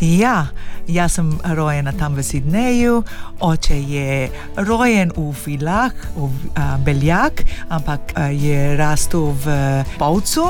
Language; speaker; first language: Slovenian; early bilingual, heritage; Slovenian